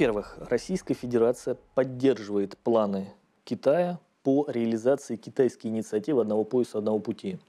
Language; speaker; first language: Russian; native; Russian